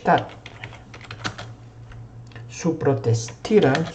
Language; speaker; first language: German; non-native, fluent; Spanish